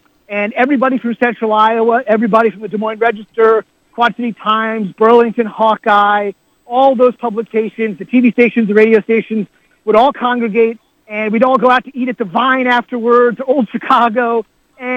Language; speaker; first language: English; native; English